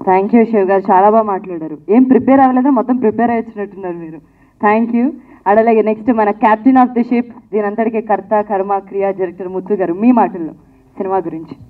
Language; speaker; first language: Telugu; native; Telugu